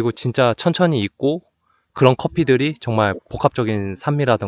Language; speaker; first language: Korean; native; Korean